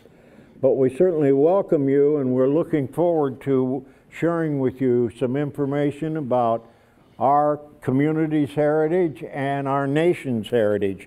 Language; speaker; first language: English; native; English